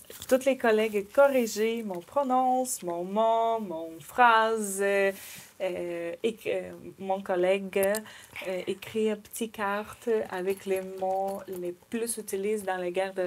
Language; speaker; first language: French; non-native, learner; Ukrainian